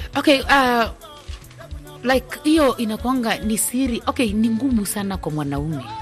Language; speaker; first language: Swahili; non-native, local second language; Luyia